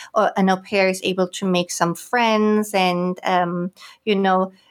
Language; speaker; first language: English; non-native, fluent; German